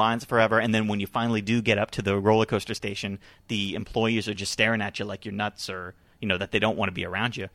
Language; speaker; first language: English; native; English